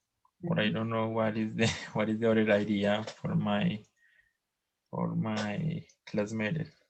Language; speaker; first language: English; non-native, learner; Spanish